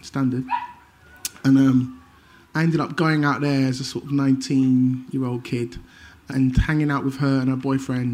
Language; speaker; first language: English; native; English